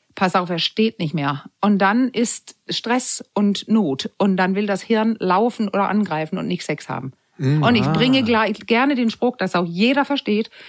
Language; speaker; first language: German; non-native, fluent; Danish